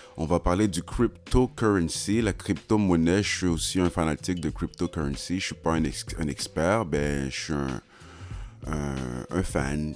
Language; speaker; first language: French; early bilingual, other home language; Haitian Creole